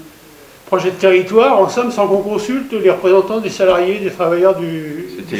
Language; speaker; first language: French; native; French